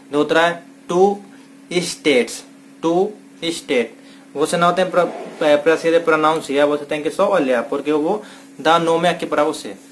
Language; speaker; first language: Portuguese; non-native, learner; Hindi